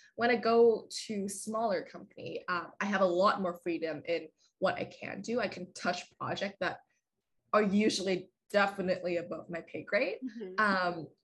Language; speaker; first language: English; non-native, fluent; Vietnamese